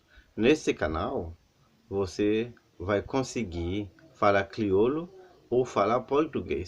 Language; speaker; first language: Portuguese; non-native, learner; Haitian Creole